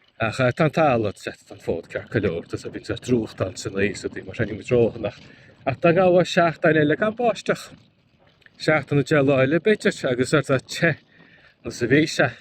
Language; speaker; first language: Irish; native; Irish